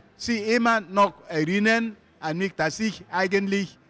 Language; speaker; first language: German; non-native, fluent; Igbo